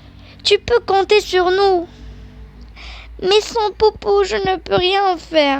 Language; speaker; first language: French; non-native, local second language; Arabic